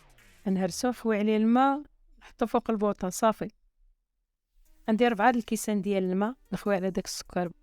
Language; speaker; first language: Arabic; native; Arabic